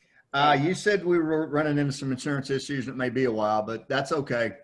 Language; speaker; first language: English; native; English